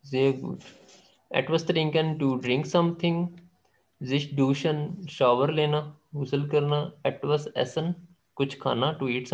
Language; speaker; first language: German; non-native, fluent; Urdu